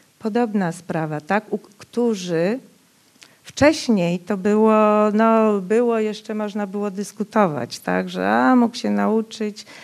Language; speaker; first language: Polish; non-native, local second language; Rusyn